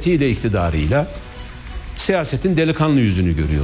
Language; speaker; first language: Turkish; native; Turkish